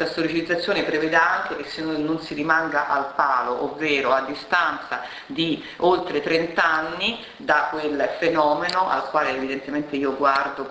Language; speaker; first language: Italian; native; Italian